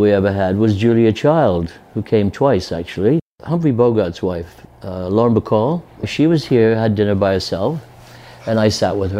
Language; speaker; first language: English; native; English